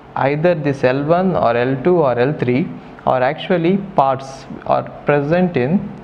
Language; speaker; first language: English; non-native, local second language; Telugu